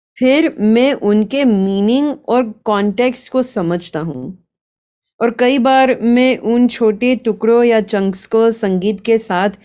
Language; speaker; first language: Hindi; early bilingual, heritage; Gujarati